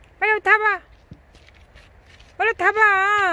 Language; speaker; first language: Korean; non-native, fluent; Filipino